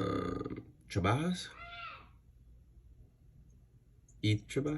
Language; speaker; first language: Spanish; non-native, learner; English